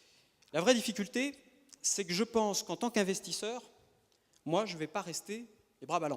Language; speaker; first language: French; native; French